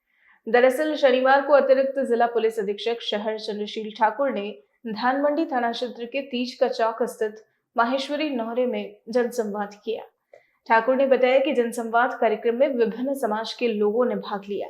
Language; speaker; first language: Hindi; native; Hindi